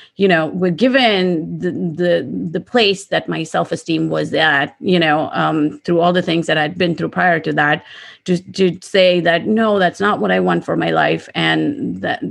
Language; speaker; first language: English; non-native, local second language; Gujarati